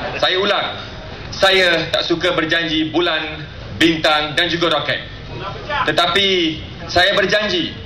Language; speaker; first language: Malay; non-native, local second language; Tamil